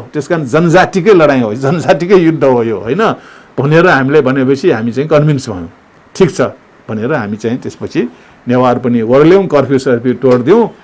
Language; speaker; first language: Nepali; non-native, local second language; Newari